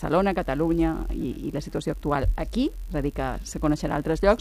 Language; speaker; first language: Catalan; native; Catalan